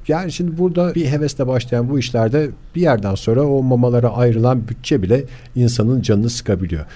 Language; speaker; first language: Turkish; native; Turkish